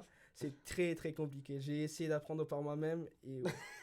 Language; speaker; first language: French; early bilingual, other home language; Spanish